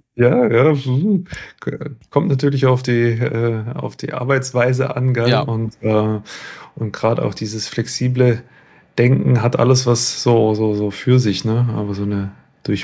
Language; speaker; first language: German; native; German